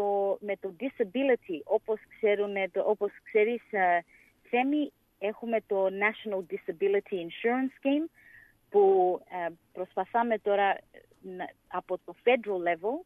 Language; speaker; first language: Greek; early bilingual, heritage; English